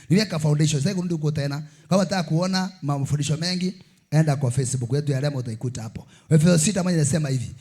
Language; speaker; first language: Swahili; non-native, local second language; Meru